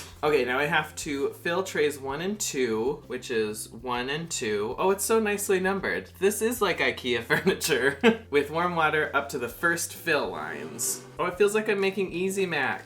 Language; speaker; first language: English; native; English